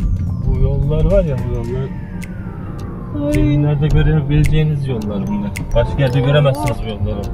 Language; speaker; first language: Turkish; native; Turkish